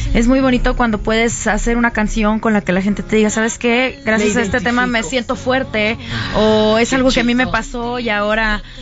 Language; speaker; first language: Spanish; native; Spanish